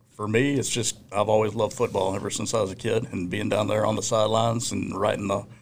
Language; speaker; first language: English; native; English